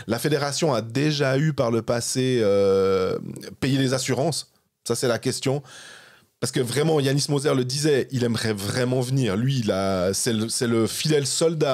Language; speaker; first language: French; native; French